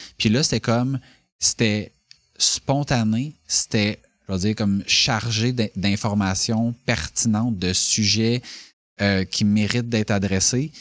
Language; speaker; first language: French; native; French